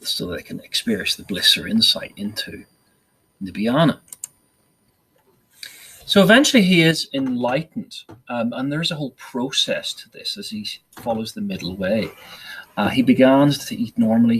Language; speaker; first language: English; native; English